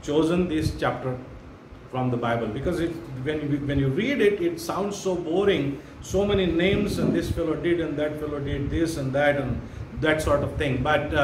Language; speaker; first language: English; non-native, local second language; Marathi